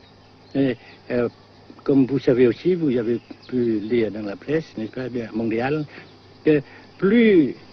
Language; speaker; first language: French; non-native, local second language; Vietnamese